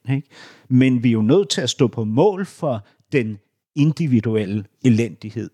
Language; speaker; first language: Danish; native; Danish